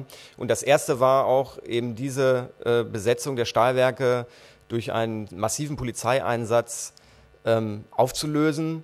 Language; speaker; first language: German; native; German